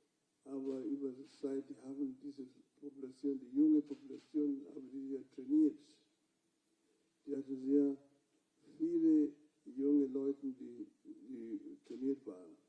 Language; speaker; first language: German; non-native, fluent; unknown